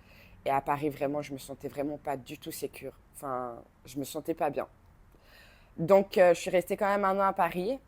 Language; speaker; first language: French; native; French